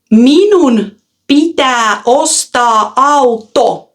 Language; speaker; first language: Finnish; non-native, fluent; Russian